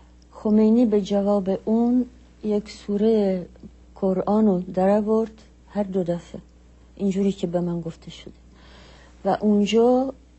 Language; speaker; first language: Persian; non-native, fluent; Czech